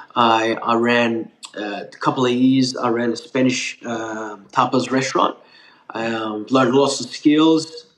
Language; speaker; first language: English; non-native, fluent; Turkish